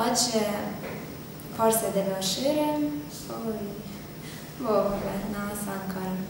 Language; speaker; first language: Italian; non-native, learner; Russian